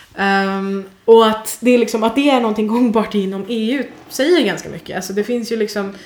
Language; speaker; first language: Swedish; early bilingual, other home language; Persian